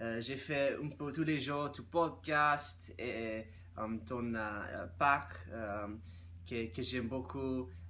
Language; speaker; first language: French; non-native, learner; English